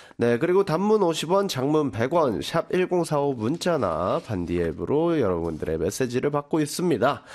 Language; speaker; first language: Korean; native; Korean